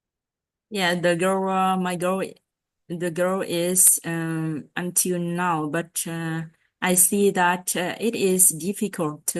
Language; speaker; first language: English; non-native, learner; Vietnamese